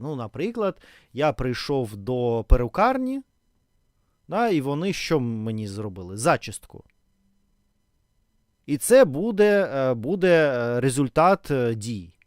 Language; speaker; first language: Ukrainian; non-native, learner; Russian